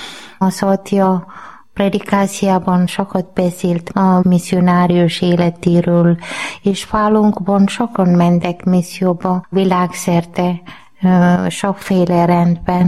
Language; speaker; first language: Hungarian; non-native, learner; Malayalam